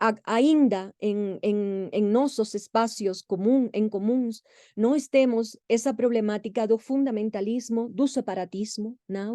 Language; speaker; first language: Portuguese; non-native, fluent; Spanish